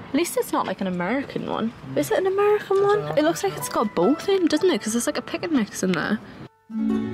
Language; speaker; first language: English; native; English